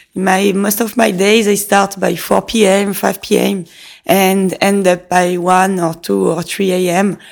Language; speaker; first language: English; non-native, fluent; French